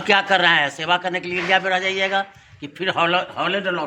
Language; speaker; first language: Hindi; native; Hindi